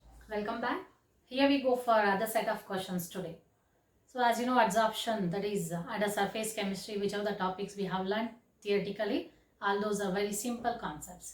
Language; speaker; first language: English; non-native, local second language; Kannada